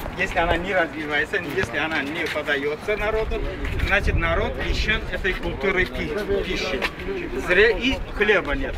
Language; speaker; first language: Russian; non-native, local second language; Talysh